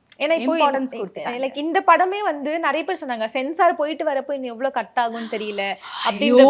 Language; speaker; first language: Tamil; native; Tamil